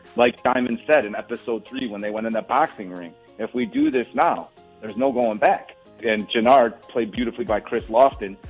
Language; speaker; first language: English; native; English